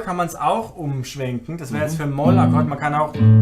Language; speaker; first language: German; native; German